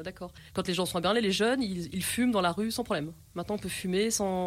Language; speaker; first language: French; native; French